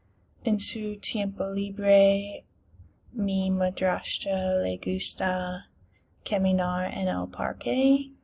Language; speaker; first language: Spanish; non-native, learner; English